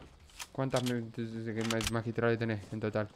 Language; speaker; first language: Spanish; native; Spanish